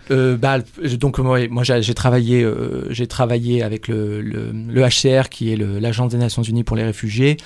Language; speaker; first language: French; native; French